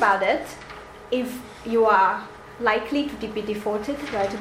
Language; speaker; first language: English; non-native, fluent; Chinese